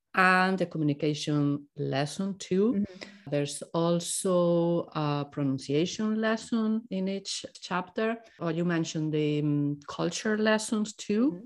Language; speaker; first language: English; non-native, fluent; Spanish